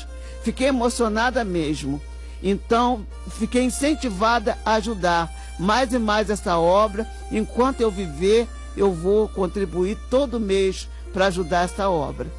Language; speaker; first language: Portuguese; native; Portuguese